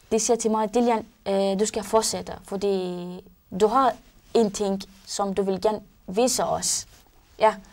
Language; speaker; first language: Danish; non-native, learner; Arabic